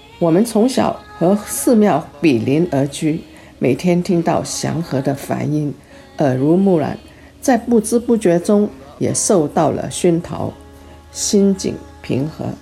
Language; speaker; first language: Chinese; early bilingual, heritage; Chinese